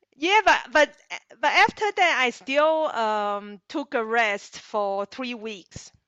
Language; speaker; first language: English; non-native, learner; Chinese